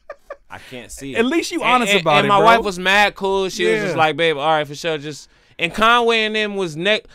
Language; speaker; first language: English; native; English